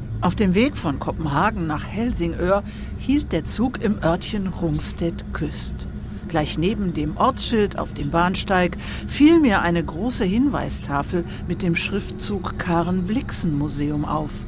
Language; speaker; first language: German; native; German